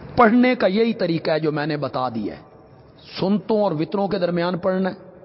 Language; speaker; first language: Urdu; non-native, local second language; Punjabi